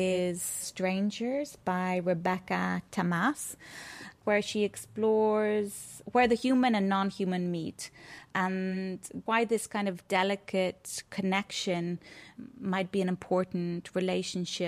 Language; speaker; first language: English; native; English